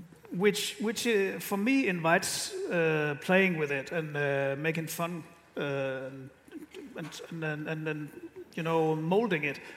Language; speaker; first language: English; non-native, fluent; Danish